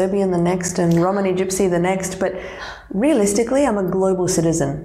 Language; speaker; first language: English; non-native, local second language; Serbian